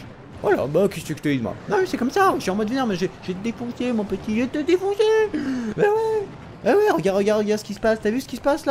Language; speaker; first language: French; native; French